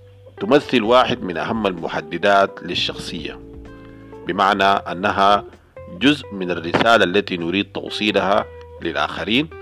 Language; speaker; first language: Arabic; native; Arabic